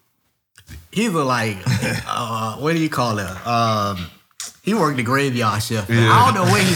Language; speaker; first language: English; native; English